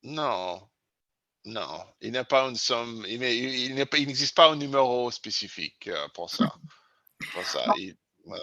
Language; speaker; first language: French; non-native, learner; English